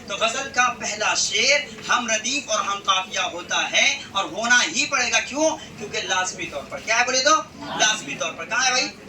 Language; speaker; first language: Urdu; native; Urdu